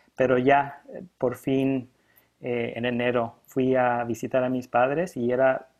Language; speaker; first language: Spanish; early bilingual, heritage; Spanish